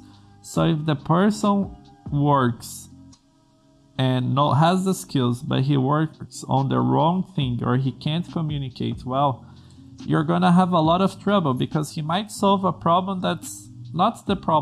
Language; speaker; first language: English; non-native, fluent; Portuguese